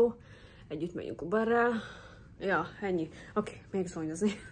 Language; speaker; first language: Hungarian; early bilingual, heritage; English